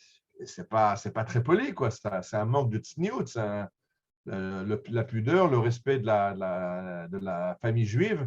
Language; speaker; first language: French; native; French